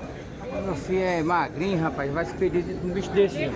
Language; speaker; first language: Portuguese; native; Portuguese